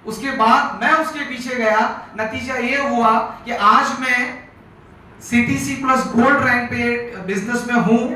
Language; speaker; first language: Hindi; non-native, local second language; Marathi